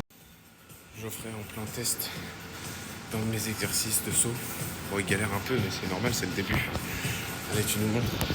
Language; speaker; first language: French; native; French